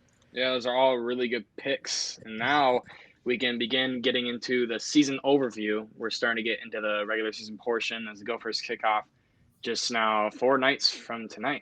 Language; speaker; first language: English; native; English